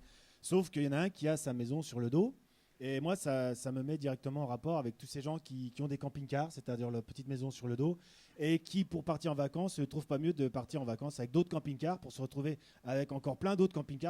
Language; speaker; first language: French; native; French